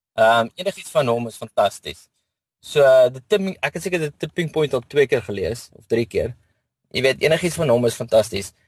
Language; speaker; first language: Afrikaans; native; Afrikaans